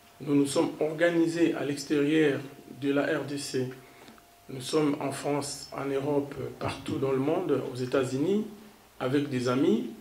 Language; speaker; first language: French; non-native, local second language; Kongo